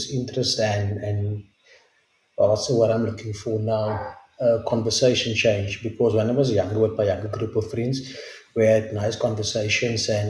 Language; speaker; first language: English; non-native, local second language; Afrikaans